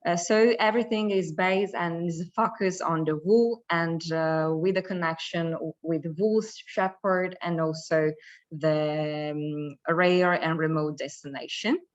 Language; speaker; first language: English; non-native, fluent; Italian